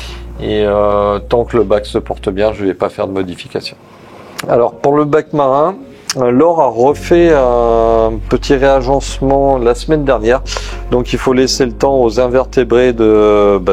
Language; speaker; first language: French; native; French